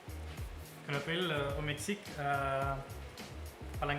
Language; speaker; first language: French; non-native, learner; Spanish